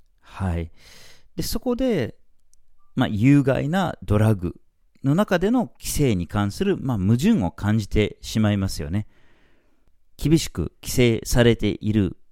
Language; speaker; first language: Japanese; non-native, fluent; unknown